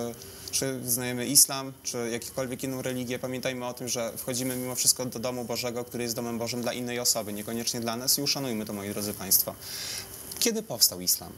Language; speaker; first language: Polish; native; Polish